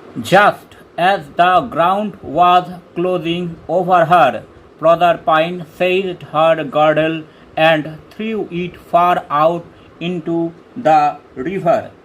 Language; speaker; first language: English; non-native, local second language; Bangla